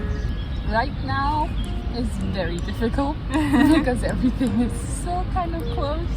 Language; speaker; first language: English; non-native, fluent; German